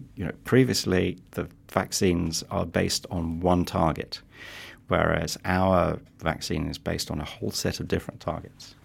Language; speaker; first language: English; native; English